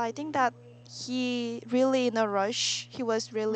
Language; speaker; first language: English; non-native, learner; Korean